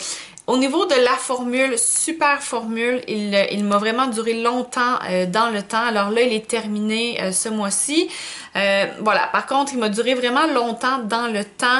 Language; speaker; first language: French; native; French